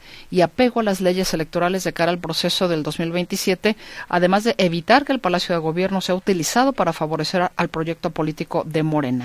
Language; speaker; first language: Spanish; native; Spanish